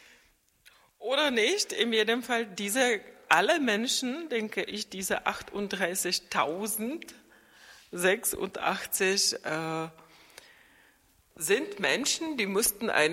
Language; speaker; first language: German; non-native, fluent; Czech